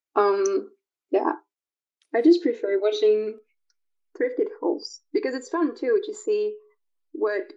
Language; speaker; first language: English; non-native, fluent; French